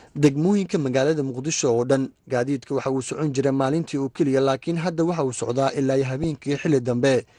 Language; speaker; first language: Somali; native; Somali